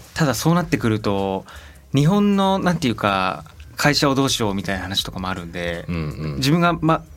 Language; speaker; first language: Japanese; native; Japanese